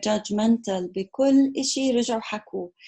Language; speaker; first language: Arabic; native; Arabic